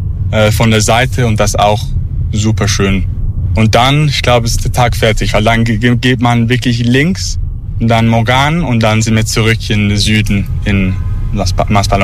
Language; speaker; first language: German; non-native, learner; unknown